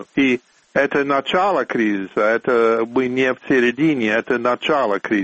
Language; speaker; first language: Russian; non-native, fluent; English